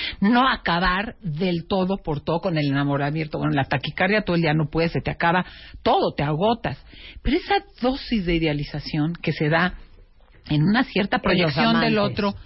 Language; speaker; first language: Spanish; native; Spanish